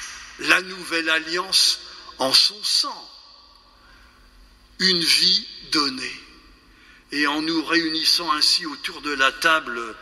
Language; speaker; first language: French; native; French